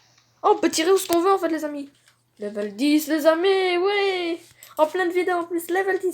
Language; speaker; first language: French; native; French